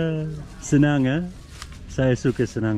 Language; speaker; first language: Indonesian; non-native, learner; English